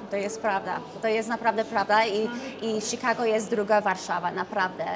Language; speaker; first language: Polish; early bilingual, heritage; Polish